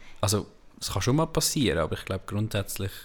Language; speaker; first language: German; native; German